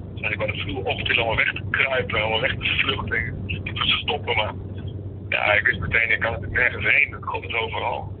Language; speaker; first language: Dutch; early bilingual, other home language; Indonesian